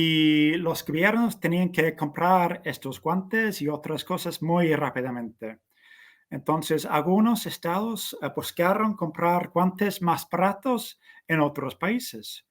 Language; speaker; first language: Spanish; non-native, fluent; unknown